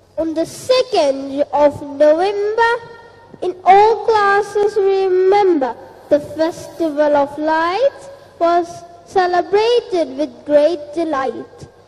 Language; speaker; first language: English; non-native, local second language; Tamil